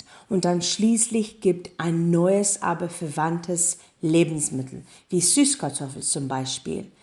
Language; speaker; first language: German; non-native, learner; English